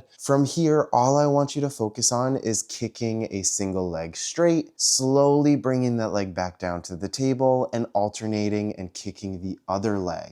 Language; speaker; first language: English; native; English